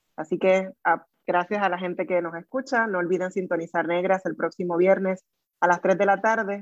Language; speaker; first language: Spanish; native; Spanish